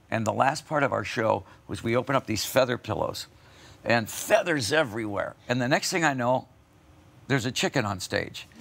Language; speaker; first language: English; native; English